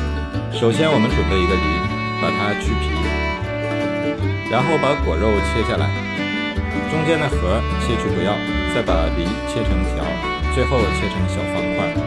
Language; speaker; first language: Chinese; native; Chinese